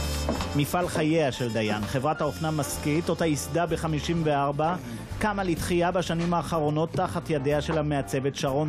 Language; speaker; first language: Hebrew; native; Hebrew